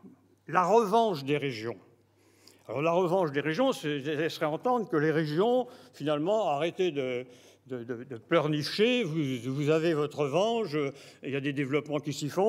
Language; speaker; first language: French; native; French